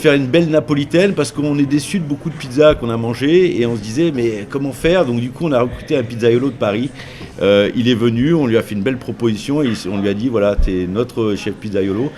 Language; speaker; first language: French; native; French